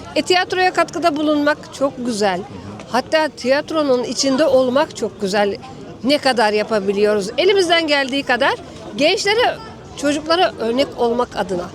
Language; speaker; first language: Turkish; native; Turkish